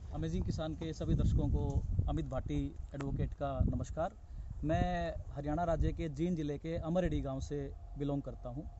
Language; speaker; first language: Hindi; native; Hindi